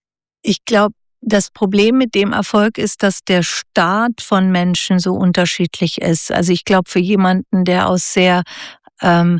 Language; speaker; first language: German; native; German